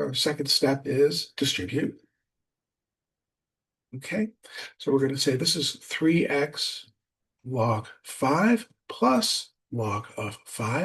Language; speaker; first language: English; native; English